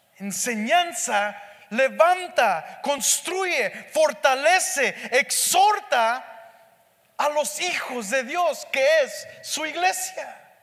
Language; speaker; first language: Spanish; early bilingual, heritage; Spanish